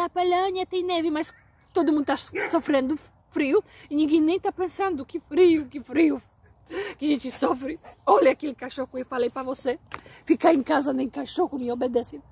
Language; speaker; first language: Portuguese; non-native, fluent; Polish